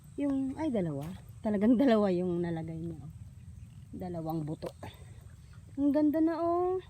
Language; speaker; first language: Filipino; native; Filipino